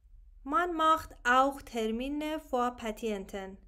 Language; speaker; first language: German; non-native, learner; Persian